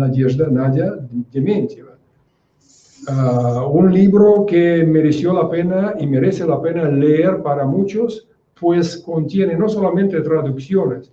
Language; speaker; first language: Spanish; non-native, fluent; Russian